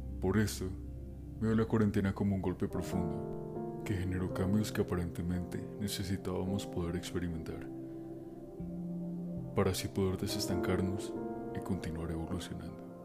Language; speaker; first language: Spanish; native; Spanish